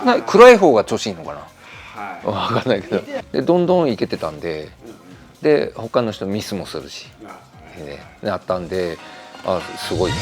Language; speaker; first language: Japanese; native; Japanese